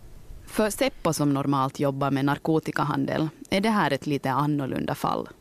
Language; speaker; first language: Swedish; native; Swedish